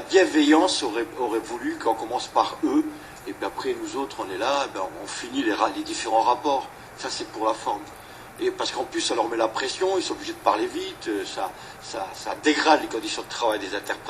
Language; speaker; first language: French; native; French